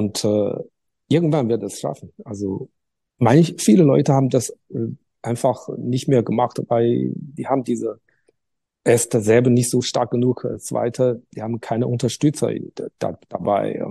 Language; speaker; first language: German; non-native, learner; Chinese